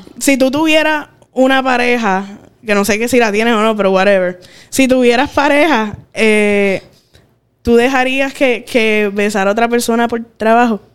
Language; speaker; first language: Spanish; native; Spanish